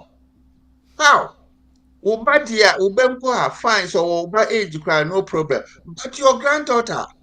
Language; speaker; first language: English; non-native, local second language; Akan